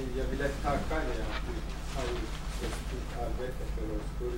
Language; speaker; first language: Swedish; non-native, fluent; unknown